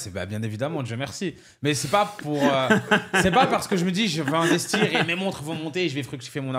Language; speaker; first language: French; native; French